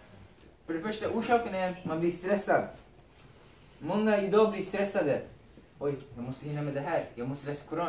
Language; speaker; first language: Swedish; non-native, fluent; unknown